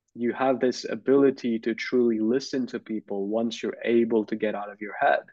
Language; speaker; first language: English; non-native, fluent; Turkish